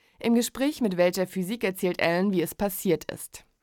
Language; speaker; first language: German; native; German